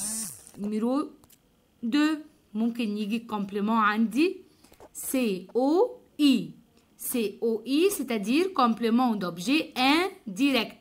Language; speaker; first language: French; non-native, fluent; Arabic